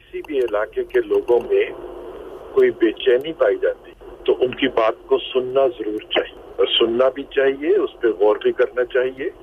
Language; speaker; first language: Urdu; non-native, local second language; Punjabi